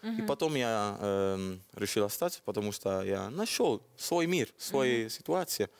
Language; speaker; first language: Russian; non-native, learner; Italian